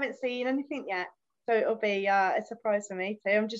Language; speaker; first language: English; native; English